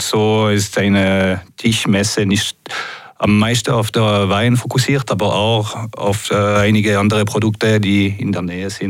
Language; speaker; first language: German; non-native, local second language; French